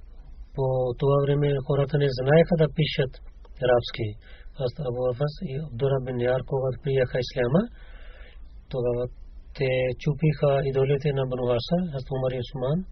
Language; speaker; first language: Bulgarian; non-native, learner; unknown